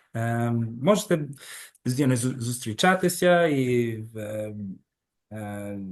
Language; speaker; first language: Ukrainian; early bilingual, heritage; Ukrainian